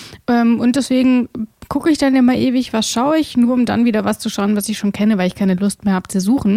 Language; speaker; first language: German; native; German